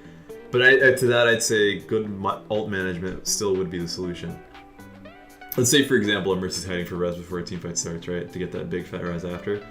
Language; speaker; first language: English; native; English